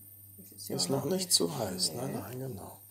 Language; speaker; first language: German; native; German